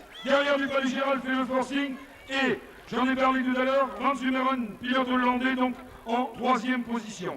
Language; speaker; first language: French; native; French